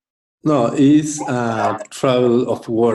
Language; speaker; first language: English; non-native, learner; Spanish